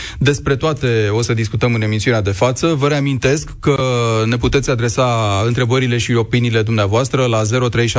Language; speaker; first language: Romanian; native; Romanian